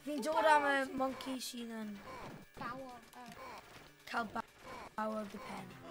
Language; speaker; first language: Welsh; non-native, local second language; English